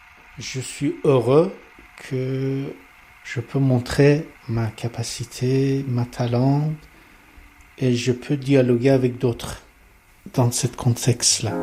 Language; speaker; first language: French; non-native, learner; Persian